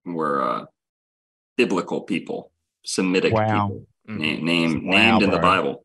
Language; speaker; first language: English; native; English